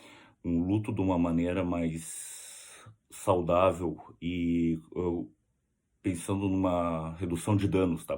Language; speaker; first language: Portuguese; native; Portuguese